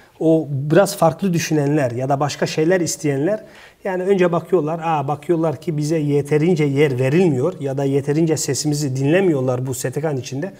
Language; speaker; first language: Turkish; early bilingual, heritage; Turkish